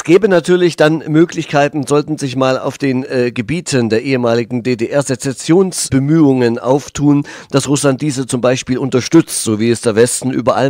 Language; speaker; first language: German; native; German